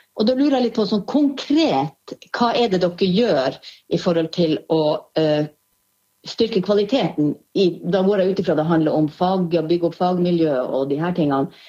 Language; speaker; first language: Norwegian; native; Norwegian